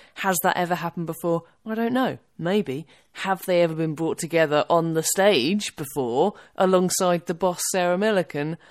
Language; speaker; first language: English; native; English